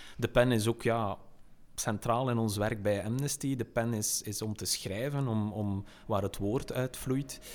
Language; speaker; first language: Dutch; native; Dutch